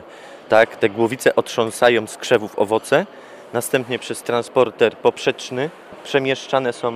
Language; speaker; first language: Polish; native; Polish